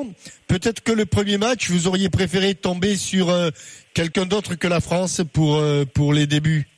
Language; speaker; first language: French; native; French